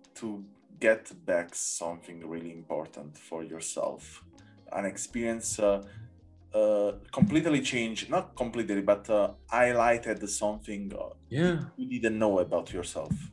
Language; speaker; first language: English; non-native, learner; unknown